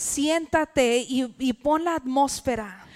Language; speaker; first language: Spanish; early bilingual, heritage; English